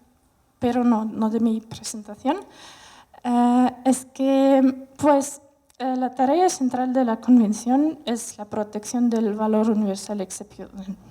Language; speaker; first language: Spanish; non-native, fluent; Russian